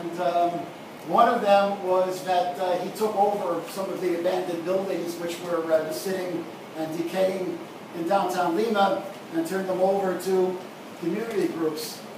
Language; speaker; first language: English; native; English